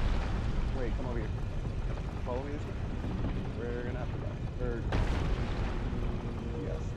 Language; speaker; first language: English; native; English